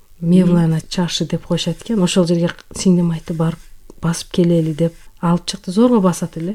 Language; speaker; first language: Kyrgyz; non-native, local second language; Turkish